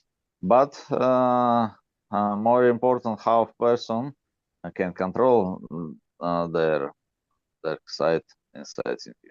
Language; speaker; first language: English; non-native, learner; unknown